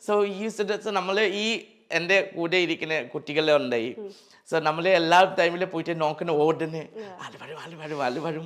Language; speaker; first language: Malayalam; non-native, learner; Assamese